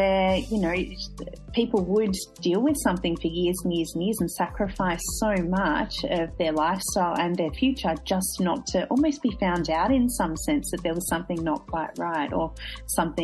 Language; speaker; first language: English; native; English